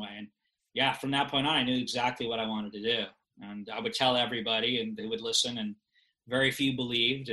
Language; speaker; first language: English; native; English